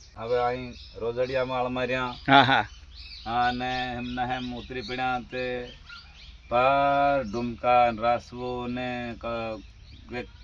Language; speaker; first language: Gujarati; non-native, local second language; Bhili